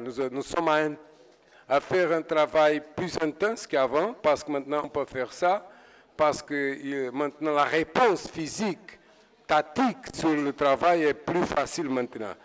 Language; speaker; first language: French; non-native, fluent; Portuguese